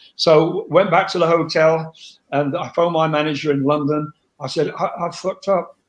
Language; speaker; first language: English; native; English